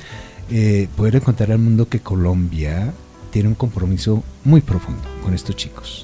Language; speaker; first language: Spanish; native; Spanish